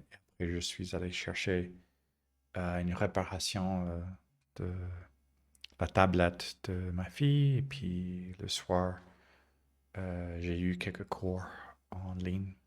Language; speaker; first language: French; non-native, learner; English